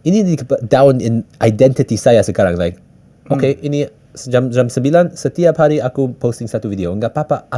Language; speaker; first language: Indonesian; early bilingual, heritage; English